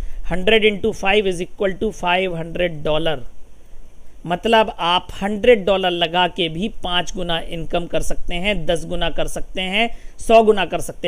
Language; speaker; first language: Hindi; native; Hindi